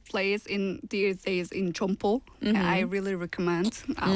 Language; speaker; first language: English; non-native, fluent; Turkish